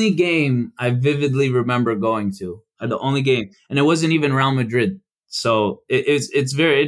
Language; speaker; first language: English; early bilingual, other home language; Albanian